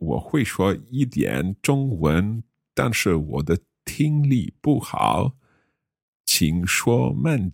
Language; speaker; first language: Chinese; non-native, learner; English